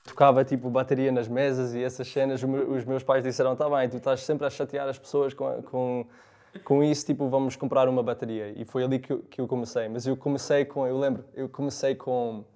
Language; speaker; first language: Portuguese; early bilingual, other home language; English